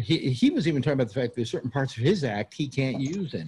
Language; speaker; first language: English; native; English